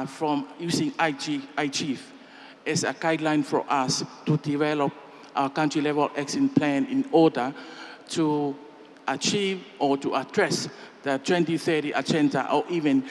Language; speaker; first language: English; non-native, fluent; Tongan